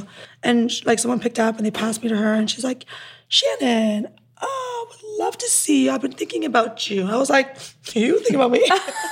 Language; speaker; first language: English; native; English